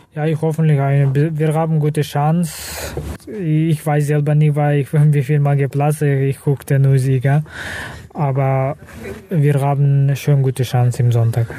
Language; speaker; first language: German; non-native, fluent; Russian